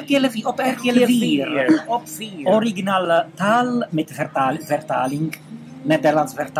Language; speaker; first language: Dutch; non-native, learner; Italian